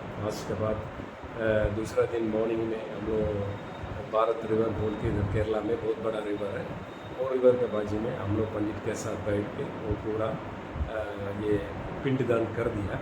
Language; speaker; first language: Hindi; non-native, local second language; Malayalam